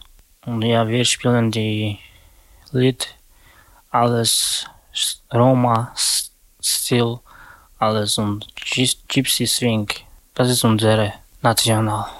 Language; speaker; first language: German; non-native, learner; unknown